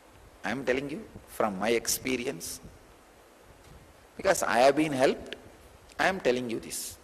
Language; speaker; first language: English; non-native, local second language; Tamil